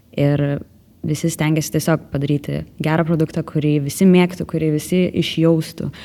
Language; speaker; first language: Lithuanian; native; Lithuanian